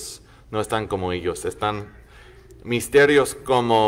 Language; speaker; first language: Spanish; non-native, fluent; English